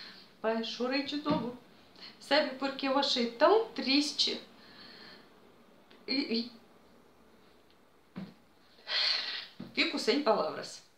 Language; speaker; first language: Portuguese; non-native, fluent; Russian